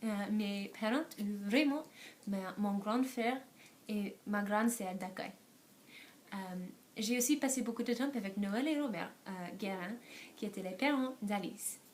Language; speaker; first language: French; non-native, learner; English